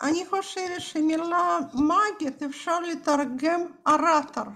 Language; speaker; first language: Hebrew; non-native, fluent; Russian